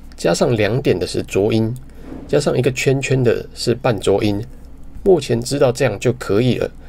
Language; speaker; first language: Chinese; native; Chinese